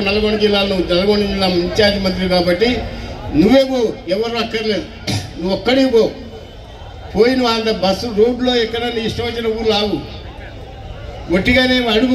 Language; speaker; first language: Telugu; native; Telugu